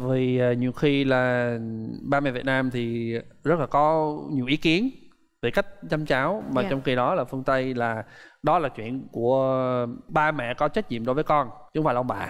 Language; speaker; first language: Vietnamese; non-native, fluent; English